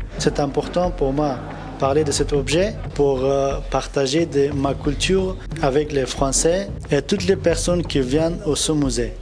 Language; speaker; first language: French; non-native, learner; Persian